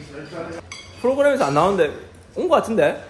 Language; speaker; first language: Italian; non-native, learner; Korean